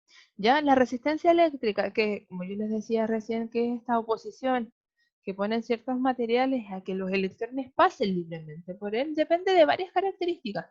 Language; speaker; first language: Spanish; native; Spanish